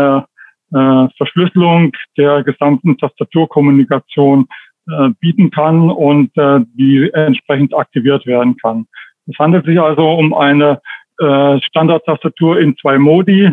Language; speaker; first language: German; native; German